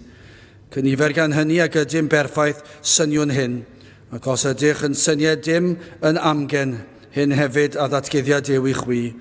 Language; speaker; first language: Welsh; native; Welsh